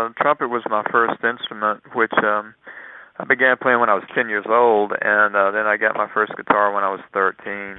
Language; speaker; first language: English; native; English